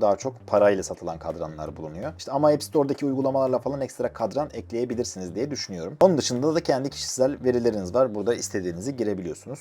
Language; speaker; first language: Turkish; native; Turkish